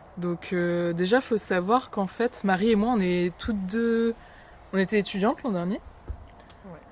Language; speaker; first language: French; native; French